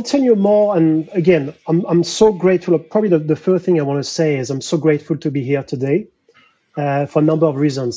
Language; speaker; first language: English; non-native, fluent; French